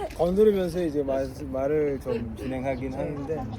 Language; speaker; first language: Korean; non-native, fluent; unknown